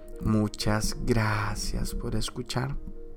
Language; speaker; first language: Spanish; native; Spanish